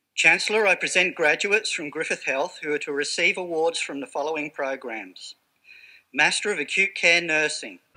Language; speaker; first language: English; non-native, local second language; Filipino